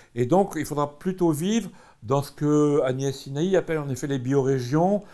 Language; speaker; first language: French; native; French